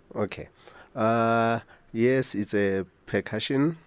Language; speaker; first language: English; non-native, local second language; Zulu